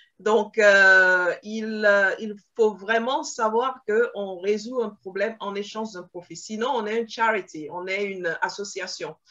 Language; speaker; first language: French; early bilingual, other home language; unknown